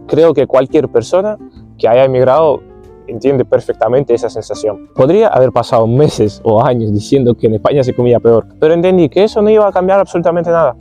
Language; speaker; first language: Spanish; non-native, fluent; Ukrainian